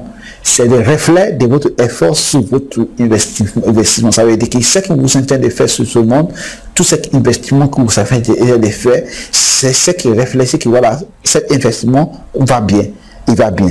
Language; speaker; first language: French; non-native, fluent; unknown